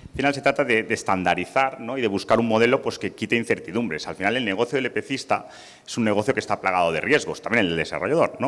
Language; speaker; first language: Spanish; native; Spanish